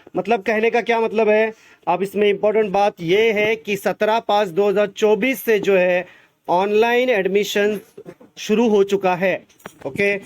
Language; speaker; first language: Hindi; non-native, local second language; Marathi